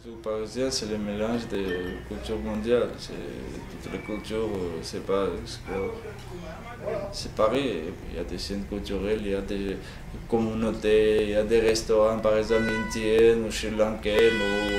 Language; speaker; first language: French; non-native, fluent; Georgian